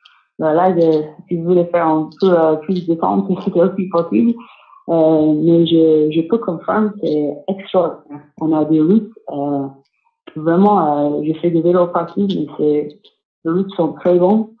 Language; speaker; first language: French; non-native, fluent; English